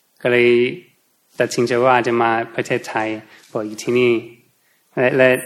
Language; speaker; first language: Thai; non-native, fluent; English